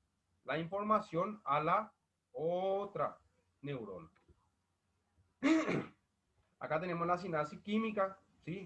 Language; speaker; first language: Spanish; native; Spanish